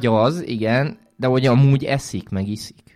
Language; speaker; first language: Hungarian; native; Hungarian